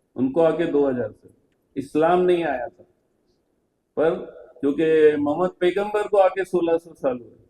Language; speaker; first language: Hindi; non-native, local second language; Marathi